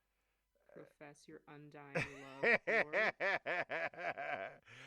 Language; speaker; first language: English; native; English